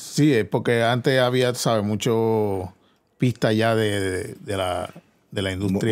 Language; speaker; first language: Spanish; early bilingual, heritage; Spanish